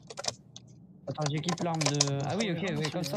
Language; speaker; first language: French; native; French